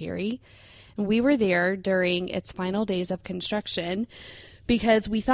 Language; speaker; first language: English; native; English